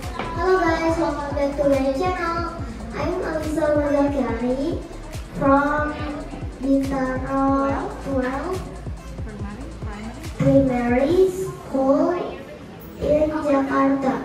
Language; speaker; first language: English; non-native, learner; Indonesian